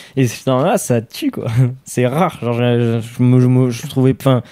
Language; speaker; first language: French; native; French